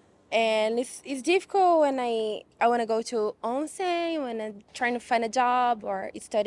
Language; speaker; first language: English; non-native, fluent; Portuguese